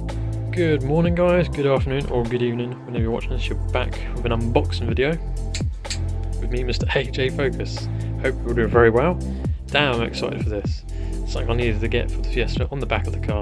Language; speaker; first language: English; native; English